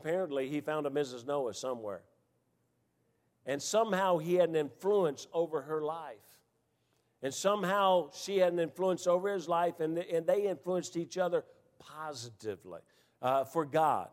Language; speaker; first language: English; native; English